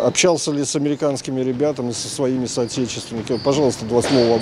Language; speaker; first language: Russian; native; Russian